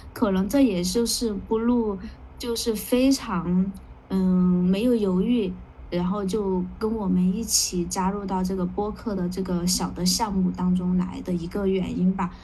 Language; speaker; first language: Chinese; native; Chinese